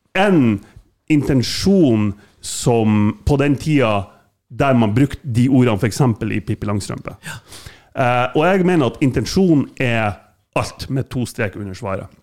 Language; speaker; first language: Norwegian; non-native, fluent; German